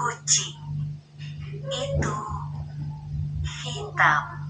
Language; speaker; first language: Indonesian; non-native, learner; German